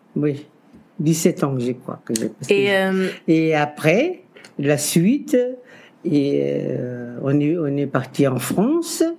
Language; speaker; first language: French; non-native, local second language; Kabuverdianu